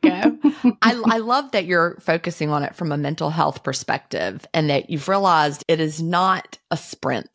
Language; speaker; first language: English; native; English